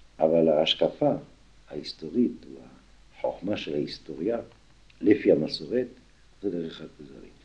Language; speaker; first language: Hebrew; non-native, fluent; French